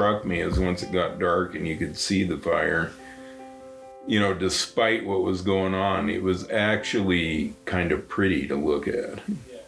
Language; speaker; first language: English; native; English